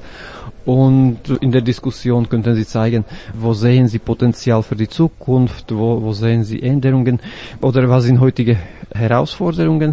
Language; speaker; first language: German; non-native, fluent; Slovak